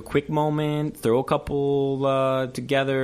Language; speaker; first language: English; native; English